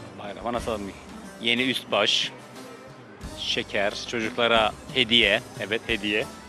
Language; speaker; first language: Turkish; early bilingual, heritage; Turkish